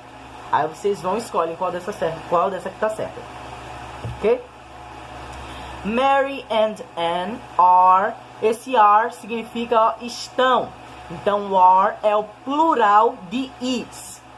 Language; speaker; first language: Portuguese; native; Portuguese